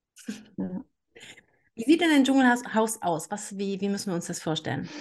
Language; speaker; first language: German; native; German